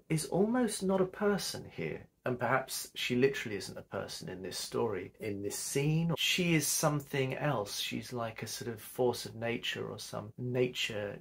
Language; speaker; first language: English; native; English